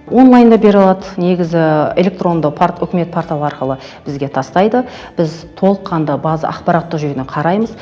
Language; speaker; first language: Kazakh; native; Kazakh